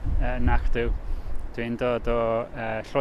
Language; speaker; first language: Welsh; non-native, learner; English